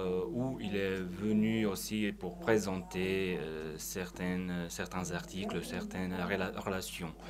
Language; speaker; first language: French; non-native, fluent; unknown